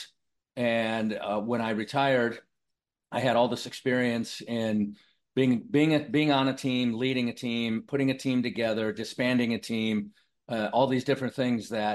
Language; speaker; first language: English; native; English